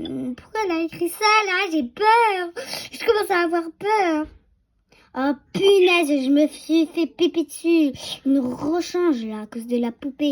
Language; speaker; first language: French; native; French